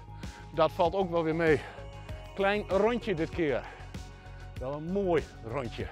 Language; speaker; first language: Dutch; native; Dutch